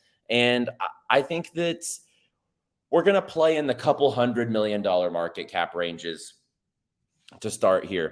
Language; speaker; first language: English; native; English